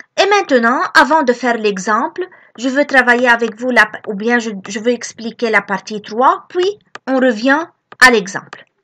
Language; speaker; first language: French; non-native, local second language; Arabic